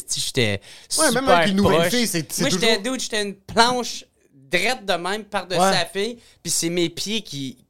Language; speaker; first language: French; native; French